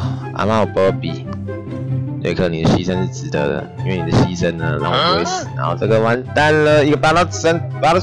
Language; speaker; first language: Chinese; native; Chinese